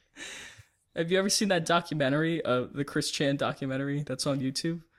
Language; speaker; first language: English; native; English